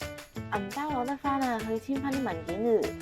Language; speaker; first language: Cantonese; native; Cantonese